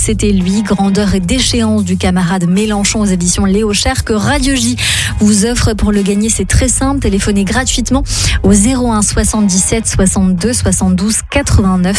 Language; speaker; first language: French; native; French